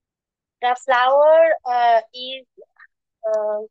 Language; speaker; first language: English; non-native, learner; Bangla